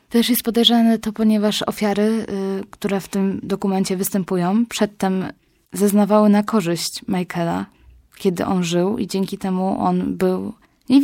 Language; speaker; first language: Polish; native; Polish